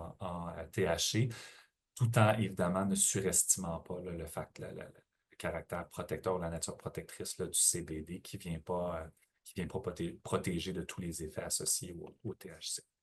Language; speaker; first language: French; native; French